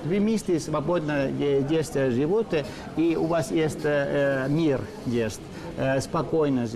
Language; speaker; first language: Russian; non-native, learner; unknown